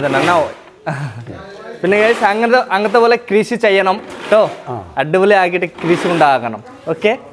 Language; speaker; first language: Malayalam; non-native, learner; Bangla